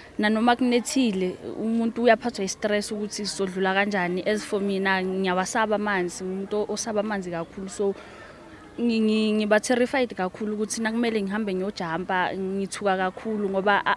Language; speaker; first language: Zulu; native; Zulu